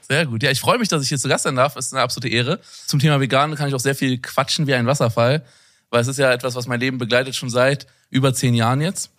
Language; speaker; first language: German; native; German